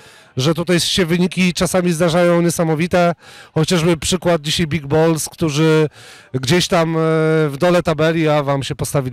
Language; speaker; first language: Polish; native; Polish